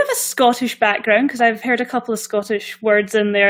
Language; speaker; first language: English; native; English